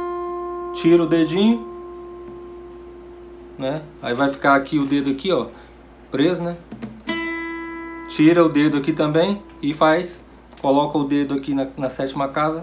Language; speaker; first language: Portuguese; native; Portuguese